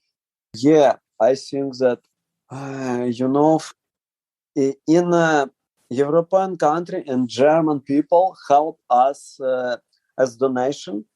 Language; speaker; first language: English; non-native, learner; Ukrainian